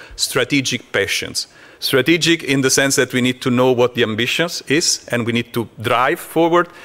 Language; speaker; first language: English; non-native, fluent; Italian